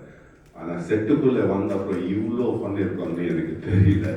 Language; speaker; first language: Tamil; non-native, fluent; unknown